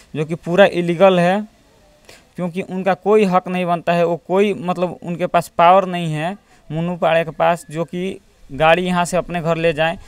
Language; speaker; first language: Hindi; native; Hindi